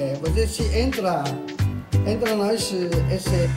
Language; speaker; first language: Portuguese; non-native, learner; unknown